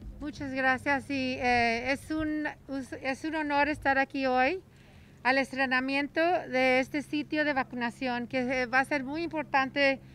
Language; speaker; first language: Spanish; early bilingual, heritage; Spanish